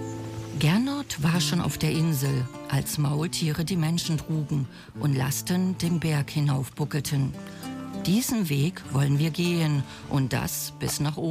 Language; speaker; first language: German; native; German